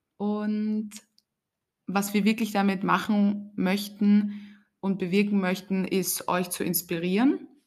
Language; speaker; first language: German; native; German